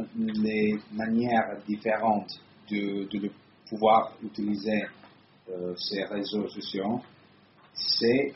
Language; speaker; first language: French; non-native, learner; Italian